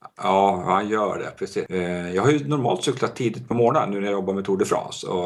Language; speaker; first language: Swedish; native; Swedish